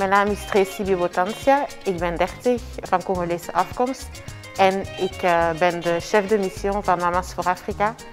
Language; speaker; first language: Dutch; early bilingual, other home language; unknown